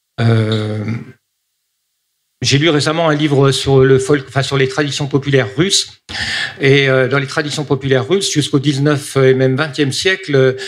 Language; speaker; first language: French; native; French